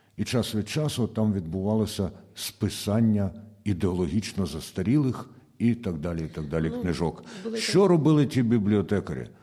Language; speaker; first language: Ukrainian; native; Ukrainian